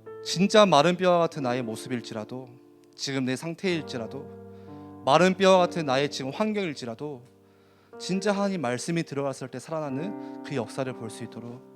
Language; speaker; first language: Korean; native; Korean